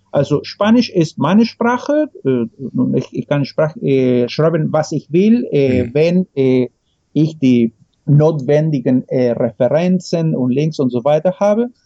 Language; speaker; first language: German; non-native, fluent; Spanish